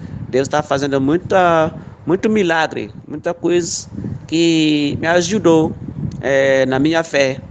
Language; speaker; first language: Portuguese; non-native, local second language; Fula